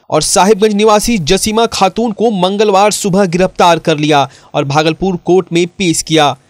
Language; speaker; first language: Hindi; native; Hindi